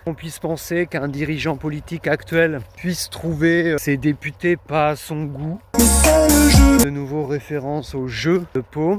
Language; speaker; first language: French; native; French